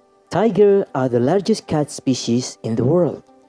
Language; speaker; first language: English; non-native, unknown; Indonesian